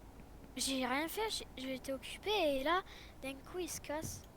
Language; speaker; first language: French; native; French